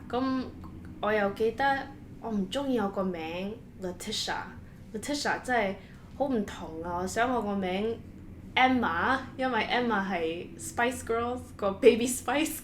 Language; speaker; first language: Cantonese; early bilingual, heritage; Cantonese